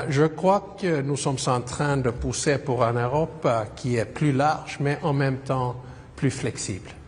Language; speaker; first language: French; non-native, fluent; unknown